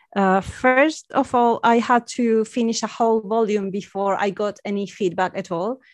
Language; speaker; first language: English; non-native, fluent; Spanish